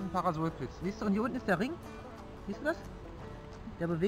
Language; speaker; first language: German; native; German